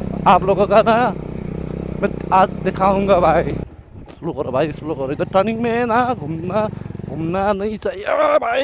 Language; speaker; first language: Hindi; non-native, learner; Nepali